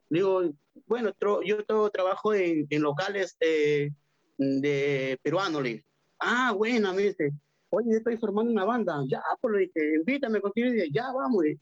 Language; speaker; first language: Spanish; native; Spanish